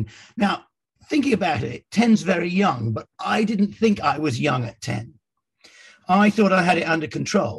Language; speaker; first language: English; native; English